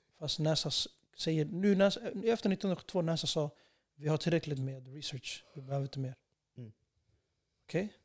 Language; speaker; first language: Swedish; early bilingual, other home language; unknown